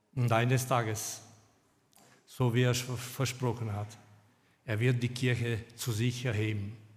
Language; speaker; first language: German; non-native, fluent; Romanian